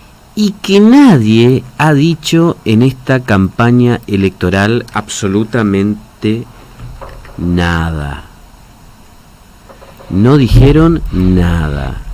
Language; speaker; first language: Spanish; native; Spanish